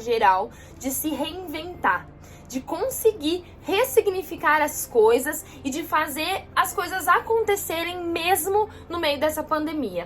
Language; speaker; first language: Portuguese; native; Portuguese